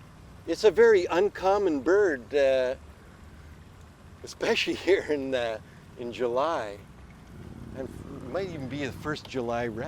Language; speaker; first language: English; native; English